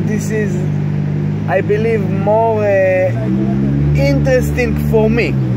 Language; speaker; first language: English; non-native, learner; Hebrew